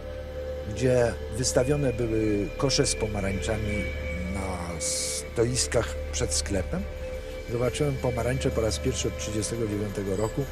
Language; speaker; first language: Polish; native; Polish